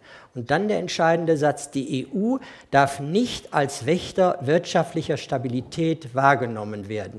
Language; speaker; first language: German; native; German